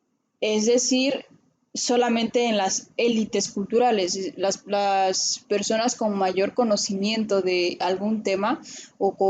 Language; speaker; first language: Spanish; native; Spanish